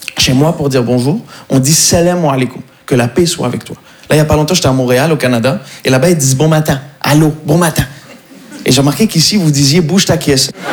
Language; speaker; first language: French; native; French